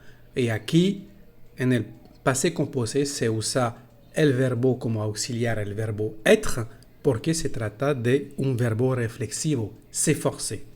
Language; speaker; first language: Spanish; non-native, fluent; French